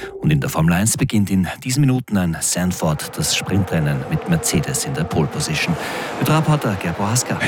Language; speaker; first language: German; native; German